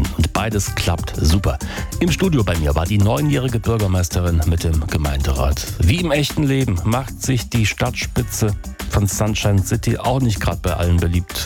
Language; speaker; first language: German; native; German